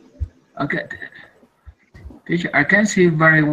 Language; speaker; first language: English; non-native, learner; Spanish